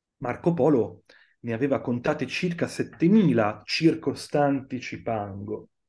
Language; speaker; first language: Italian; native; Italian